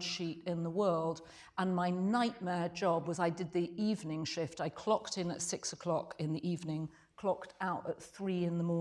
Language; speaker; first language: English; native; English